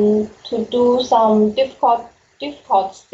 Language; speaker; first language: English; non-native, learner; Chinese